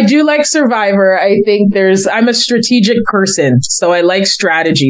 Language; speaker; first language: English; native; English